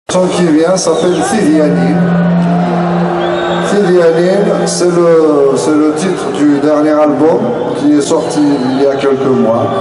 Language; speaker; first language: French; non-native, local second language; Kabyle